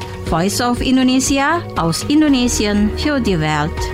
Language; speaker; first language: German; non-native, fluent; Indonesian